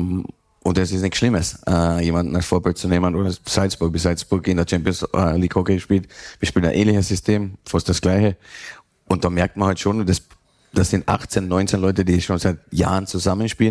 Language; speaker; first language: German; native; German